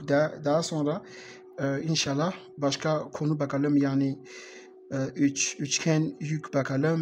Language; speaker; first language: Turkish; non-native, learner; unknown